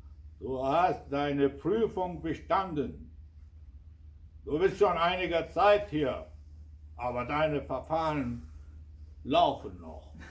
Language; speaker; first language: German; non-native, fluent; Kurdish